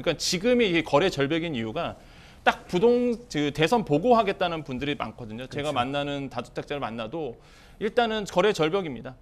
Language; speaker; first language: Korean; native; Korean